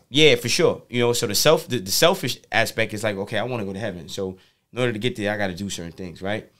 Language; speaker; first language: English; native; English